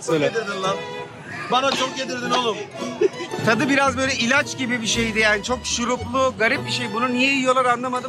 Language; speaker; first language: Turkish; native; Turkish